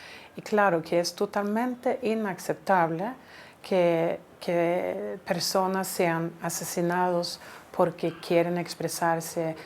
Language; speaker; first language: Spanish; non-native, fluent; Swedish